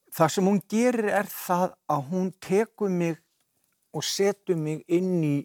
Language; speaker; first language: Icelandic; native; Icelandic